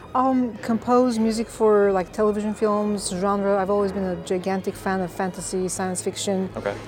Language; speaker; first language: English; non-native, fluent; Bulgarian